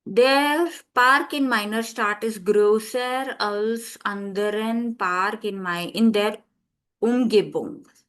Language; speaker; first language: German; non-native, fluent; Hindi